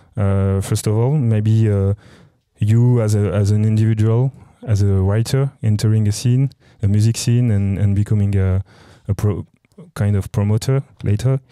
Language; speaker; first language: English; non-native, fluent; French